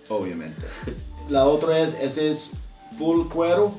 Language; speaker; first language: Spanish; non-native, fluent; English